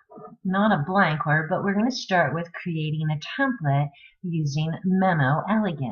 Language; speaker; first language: English; native; English